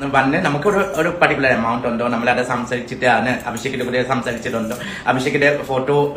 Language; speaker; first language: Malayalam; non-native, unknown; Assamese